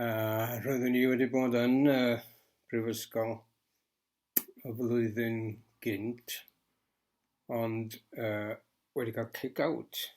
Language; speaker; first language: Welsh; native; Welsh